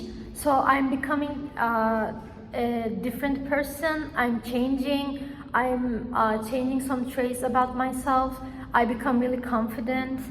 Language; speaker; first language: English; non-native, learner; Turkish